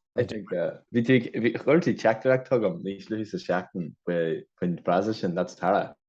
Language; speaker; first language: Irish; non-native, local second language; English